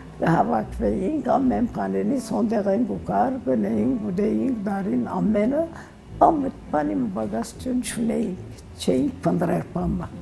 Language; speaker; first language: Armenian; early bilingual, heritage; Armenian